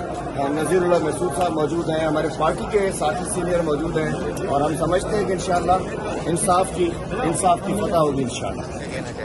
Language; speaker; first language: Urdu; native; Urdu